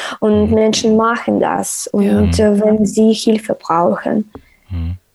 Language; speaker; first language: German; non-native, learner; Ukrainian